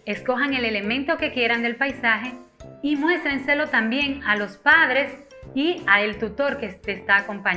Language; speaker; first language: Spanish; native; Spanish